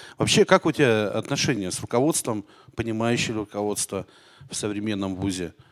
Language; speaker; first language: Russian; native; Russian